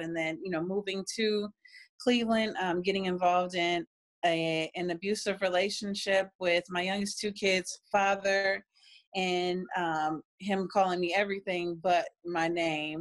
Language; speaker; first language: English; native; English